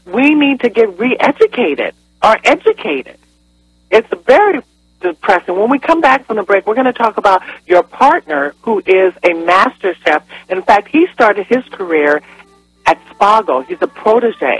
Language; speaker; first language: English; native; English